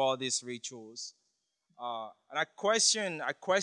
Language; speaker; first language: English; non-native, local second language; Yoruba